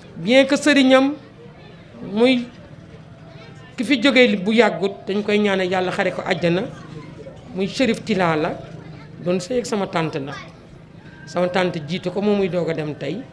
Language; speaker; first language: Wolof; native; Wolof